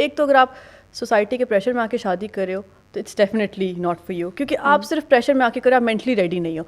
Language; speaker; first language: Urdu; native; Urdu